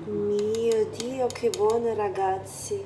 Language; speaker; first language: Italian; early bilingual, other home language; Filipino